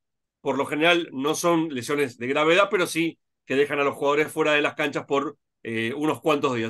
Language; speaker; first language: Spanish; native; Spanish